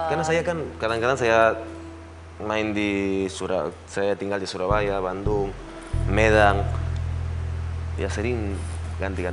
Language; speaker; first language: Indonesian; non-native, learner; Spanish